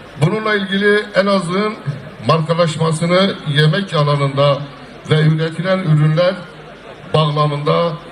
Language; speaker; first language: Turkish; native; Turkish